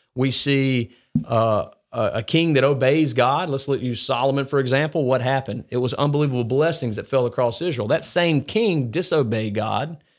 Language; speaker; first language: English; native; English